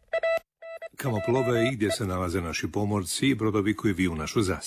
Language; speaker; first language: Croatian; native; Croatian